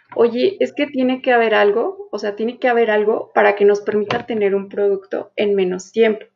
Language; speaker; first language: Spanish; native; Spanish